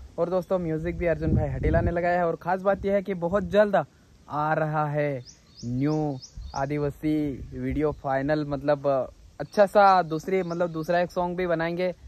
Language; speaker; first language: Hindi; non-native, local second language; Gujarati